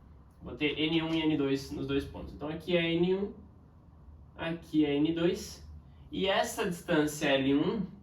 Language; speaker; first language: Portuguese; native; Portuguese